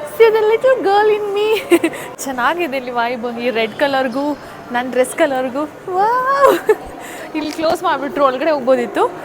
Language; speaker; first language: Kannada; native; Kannada